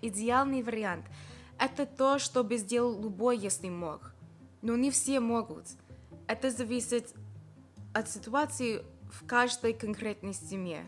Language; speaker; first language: Russian; non-native, fluent; English